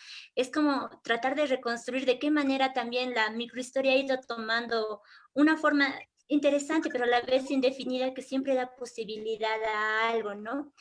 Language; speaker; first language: Spanish; native; Spanish